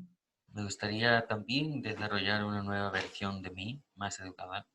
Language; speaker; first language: Spanish; native; Spanish